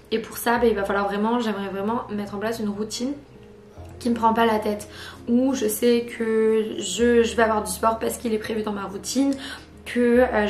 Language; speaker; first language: French; native; French